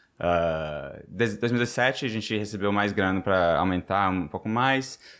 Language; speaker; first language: Portuguese; non-native, fluent; English